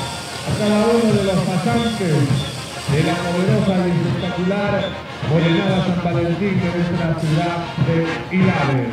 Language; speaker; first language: Spanish; native; Spanish